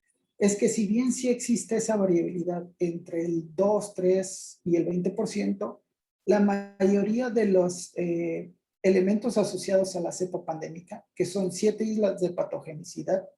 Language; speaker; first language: Spanish; native; Spanish